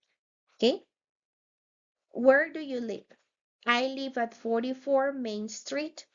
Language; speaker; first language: English; non-native, fluent; Spanish